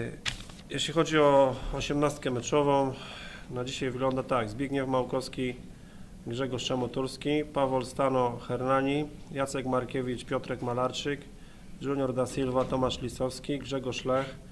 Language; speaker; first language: Polish; native; Polish